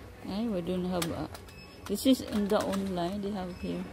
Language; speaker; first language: English; non-native, learner; Filipino